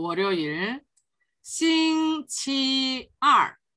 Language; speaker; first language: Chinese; non-native, fluent; Korean